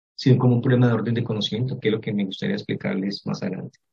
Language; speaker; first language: Spanish; native; Spanish